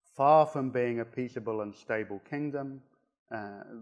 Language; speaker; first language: English; native; English